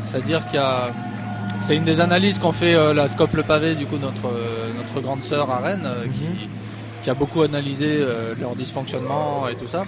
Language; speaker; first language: French; native; French